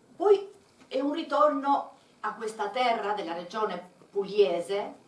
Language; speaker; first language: Italian; non-native, fluent; Albanian